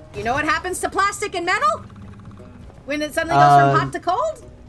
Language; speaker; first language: English; native; English